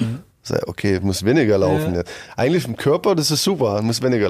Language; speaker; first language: German; non-native, fluent; French